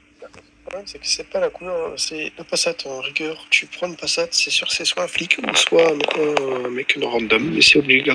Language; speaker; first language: French; native; French